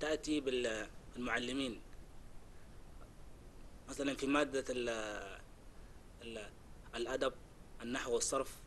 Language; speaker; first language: Arabic; non-native, learner; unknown